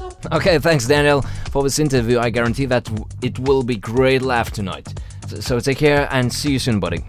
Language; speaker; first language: English; non-native, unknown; Lithuanian